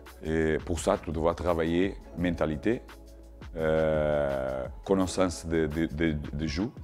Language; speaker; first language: French; non-native, learner; Portuguese